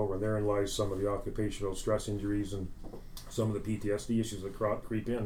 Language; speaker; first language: English; native; English